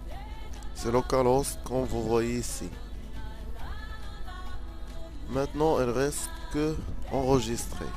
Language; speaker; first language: French; non-native, local second language; Arabic